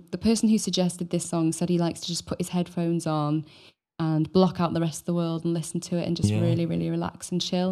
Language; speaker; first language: English; native; English